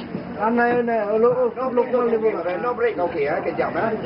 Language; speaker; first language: English; non-native, learner; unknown